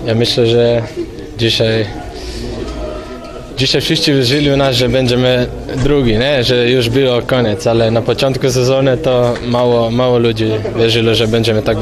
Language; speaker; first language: Polish; non-native, learner; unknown